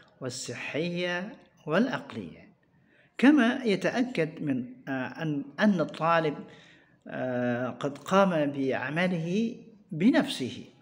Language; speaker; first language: Arabic; non-native, fluent; Indonesian